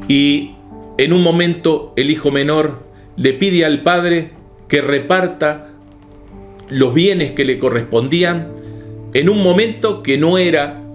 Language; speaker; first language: Spanish; native; Spanish